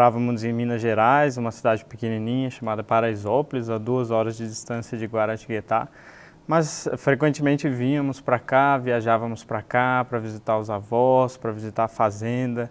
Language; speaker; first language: Portuguese; native; Portuguese